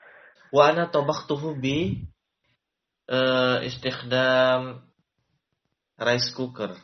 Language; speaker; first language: Arabic; non-native, learner; Indonesian